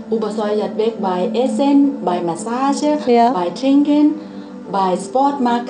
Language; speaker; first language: German; non-native, learner; Thai